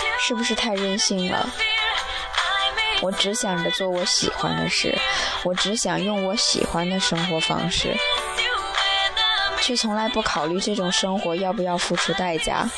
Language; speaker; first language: Chinese; native; Chinese